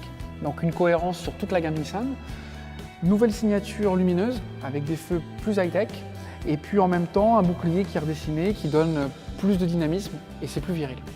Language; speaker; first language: French; native; French